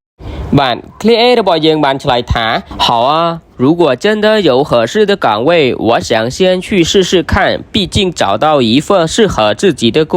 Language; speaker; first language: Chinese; non-native, fluent; Khmer